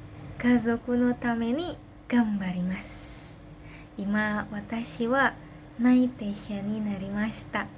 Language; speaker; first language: Japanese; non-native, learner; Indonesian